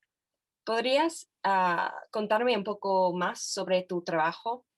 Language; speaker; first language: Spanish; non-native, fluent; English